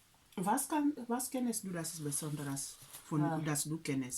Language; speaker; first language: German; non-native, learner; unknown